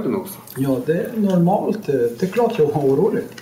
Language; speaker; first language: Swedish; non-native, learner; Lithuanian